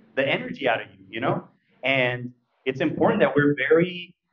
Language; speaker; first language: English; early bilingual, other home language; Spanish